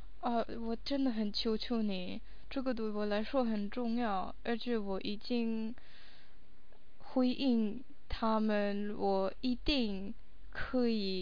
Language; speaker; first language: Chinese; non-native, fluent; English